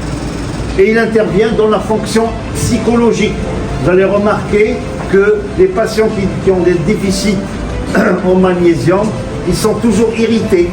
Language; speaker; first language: French; non-native, local second language; Arabic